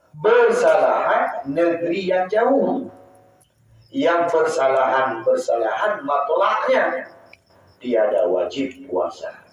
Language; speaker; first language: Malay; non-native, local second language; Achinese